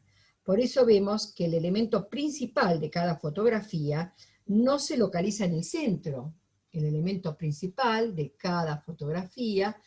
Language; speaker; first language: Spanish; native; Spanish